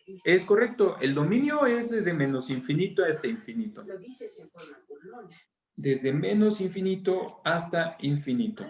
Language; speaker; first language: Spanish; native; Spanish